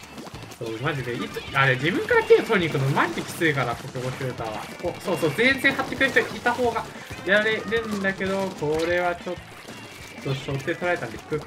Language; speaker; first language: Japanese; native; Japanese